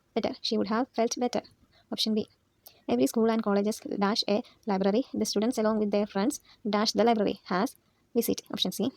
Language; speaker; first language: English; non-native, local second language; Malayalam